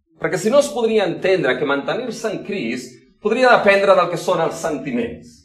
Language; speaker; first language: Catalan; non-native, local second language; Spanish